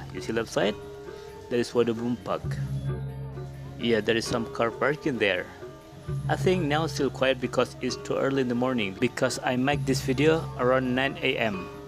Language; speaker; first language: English; non-native, local second language; Indonesian